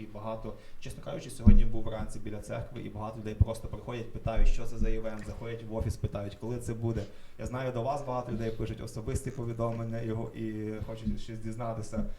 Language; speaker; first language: Ukrainian; native; Ukrainian